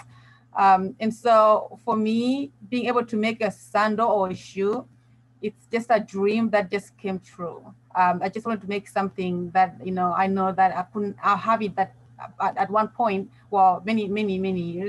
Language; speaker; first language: English; non-native, local second language; Nyanja